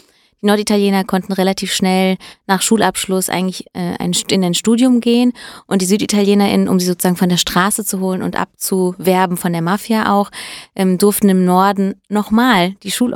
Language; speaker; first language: German; early bilingual, other home language; Italian